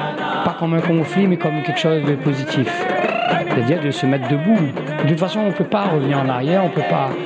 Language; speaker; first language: French; non-native, local second language; Réunion Creole French